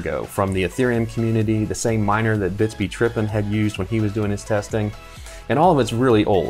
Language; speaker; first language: English; native; English